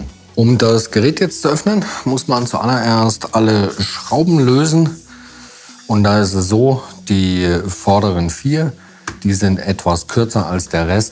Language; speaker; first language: German; native; German